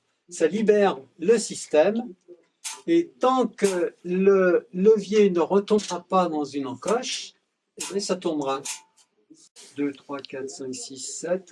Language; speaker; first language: French; native; French